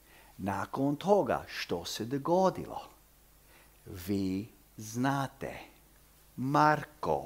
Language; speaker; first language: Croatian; early bilingual, heritage; Croatian